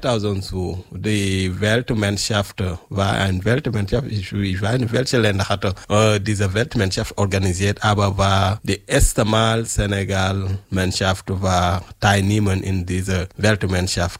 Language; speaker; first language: German; non-native, learner; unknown